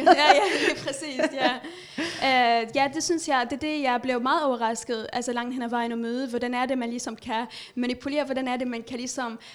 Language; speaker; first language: Danish; non-native, fluent; Arabic